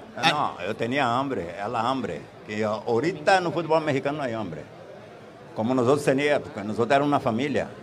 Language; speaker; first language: Spanish; non-native, fluent; Portuguese